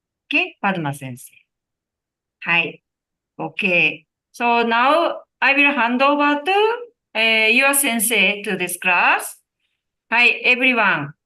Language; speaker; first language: English; non-native, learner; Japanese